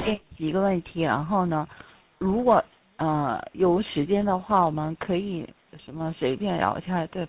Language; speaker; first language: Chinese; non-native, fluent; Korean